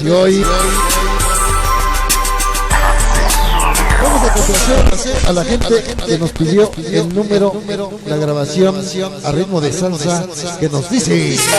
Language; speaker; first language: Spanish; native; Spanish